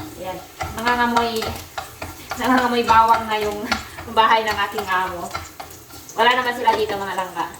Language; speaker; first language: Filipino; non-native, local second language; Cebuano